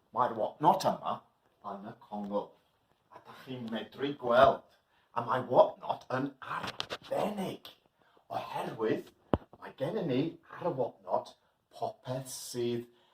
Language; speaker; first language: Welsh; non-native, local second language; English